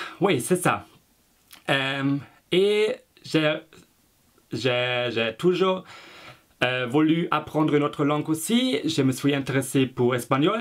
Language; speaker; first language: French; non-native, fluent; German